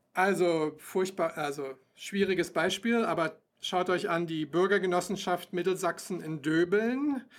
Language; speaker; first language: German; native; German